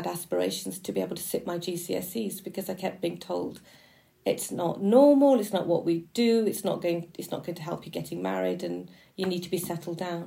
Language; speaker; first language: English; native; English